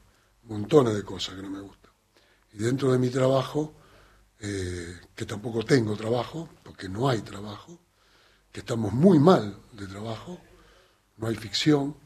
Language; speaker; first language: Spanish; native; Spanish